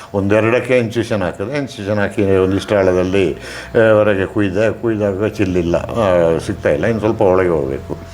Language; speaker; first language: Kannada; non-native, local second language; Kodava